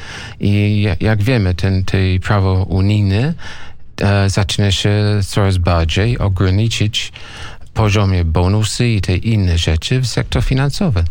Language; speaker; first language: Polish; non-native, learner; English